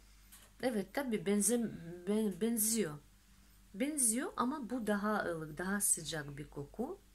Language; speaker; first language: Turkish; non-native, fluent; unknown